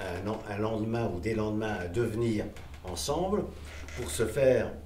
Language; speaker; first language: French; native; French